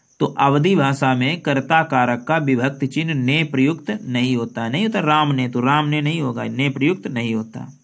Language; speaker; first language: Hindi; native; Hindi